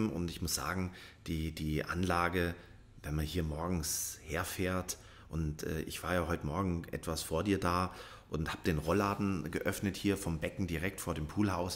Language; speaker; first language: German; native; German